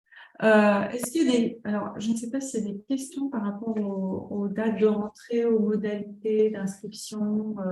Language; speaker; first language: French; native; French